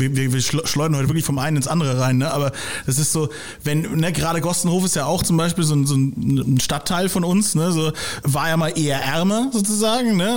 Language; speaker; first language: German; native; German